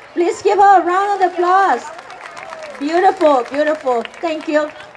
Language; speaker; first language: English; non-native, fluent; Vietnamese